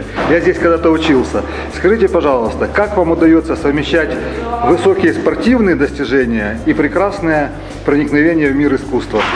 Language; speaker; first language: Russian; native; Russian